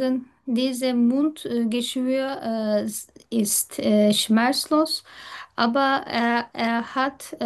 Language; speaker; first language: German; non-native, learner; Turkish